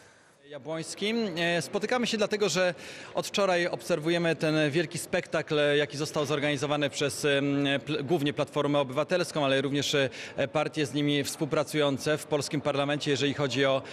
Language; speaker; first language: Polish; native; Polish